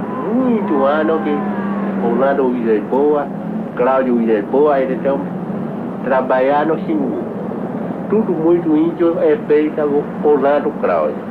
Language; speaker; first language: Portuguese; non-native, local second language; Kayapó